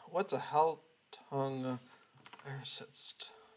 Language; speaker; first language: German; non-native, learner; English